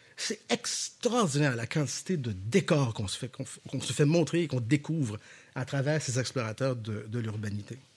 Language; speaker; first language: French; native; French